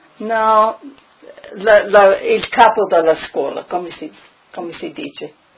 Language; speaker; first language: Italian; early bilingual, heritage; Italian